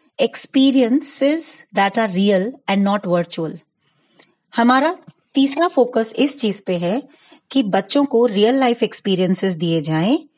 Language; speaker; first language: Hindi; non-native, local second language; Gujarati